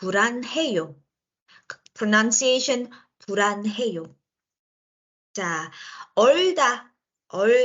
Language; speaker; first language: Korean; native; Korean